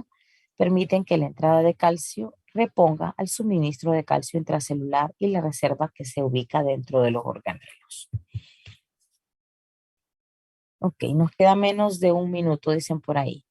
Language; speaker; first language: Spanish; native; Spanish